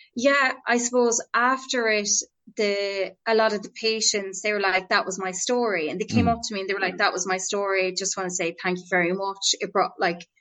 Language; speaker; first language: English; native; English